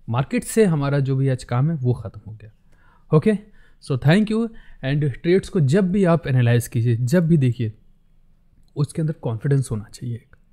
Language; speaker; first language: Hindi; native; Hindi